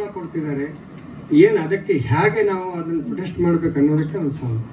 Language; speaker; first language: Kannada; non-native, local second language; Lambadi